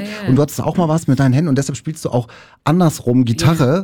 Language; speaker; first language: German; native; German